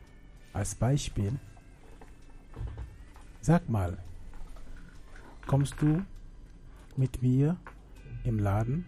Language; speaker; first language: German; non-native, fluent; French